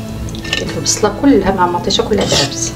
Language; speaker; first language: Arabic; native; Arabic